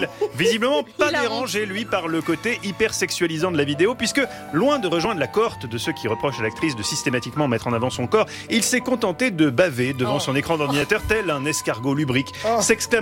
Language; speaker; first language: French; native; French